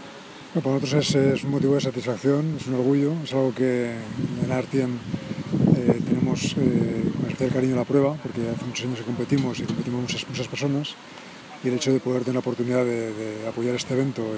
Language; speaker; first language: Spanish; native; Spanish